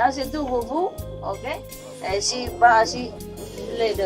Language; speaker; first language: French; non-native, learner; Vietnamese